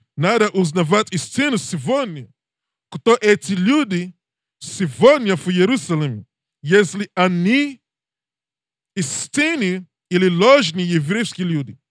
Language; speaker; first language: Russian; non-native, learner; English